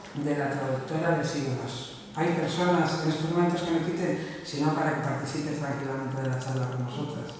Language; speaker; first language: Spanish; native; Spanish